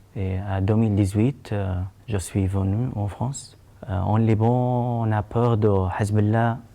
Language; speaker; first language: French; non-native, learner; Arabic